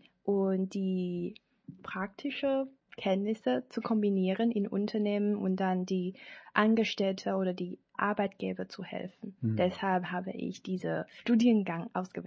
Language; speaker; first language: German; non-native, learner; Chinese